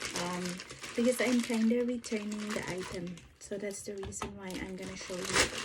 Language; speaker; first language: English; non-native, fluent; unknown